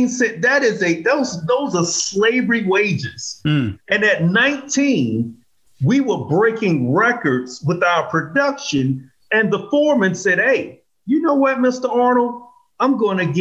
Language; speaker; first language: English; native; English